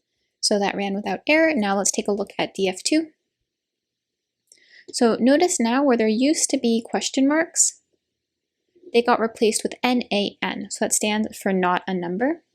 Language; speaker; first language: English; native; English